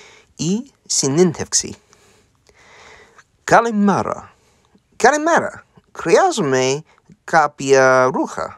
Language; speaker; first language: Greek; non-native, learner; English